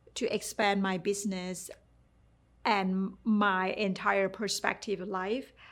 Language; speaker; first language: English; non-native, fluent; Thai